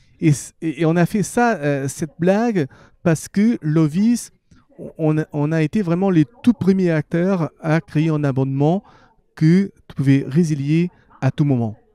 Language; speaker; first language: French; non-native, fluent; Portuguese